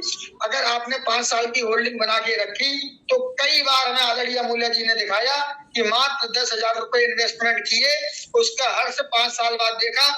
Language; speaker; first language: Hindi; native; Hindi